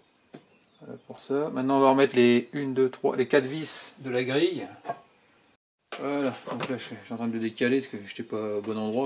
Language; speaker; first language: French; native; French